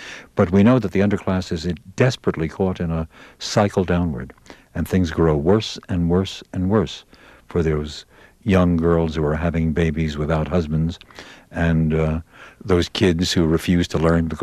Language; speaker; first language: English; native; English